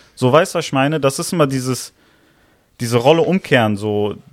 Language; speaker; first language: German; early bilingual, other home language; Italian